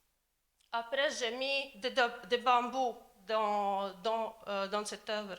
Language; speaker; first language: French; non-native, learner; Latvian